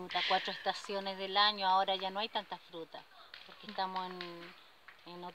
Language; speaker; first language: Spanish; native; Spanish